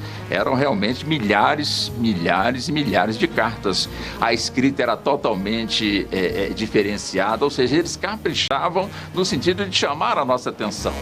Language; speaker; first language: Portuguese; native; Portuguese